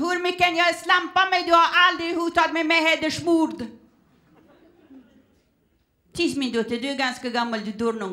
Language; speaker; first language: Swedish; non-native, fluent; Persian